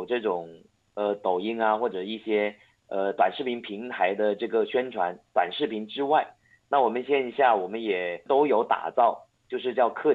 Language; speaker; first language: Chinese; non-native, local second language; Hakka Chinese